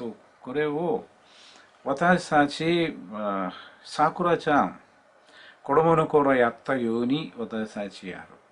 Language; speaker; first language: Japanese; non-native, learner; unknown